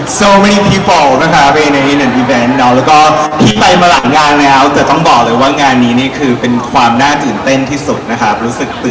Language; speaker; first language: Thai; native; Thai